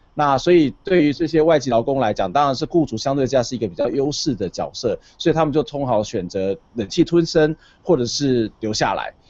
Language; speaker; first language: Chinese; native; Chinese